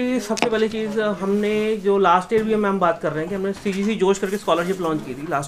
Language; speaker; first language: Hindi; native; Hindi